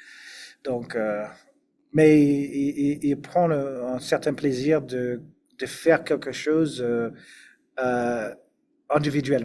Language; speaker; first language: French; non-native, fluent; English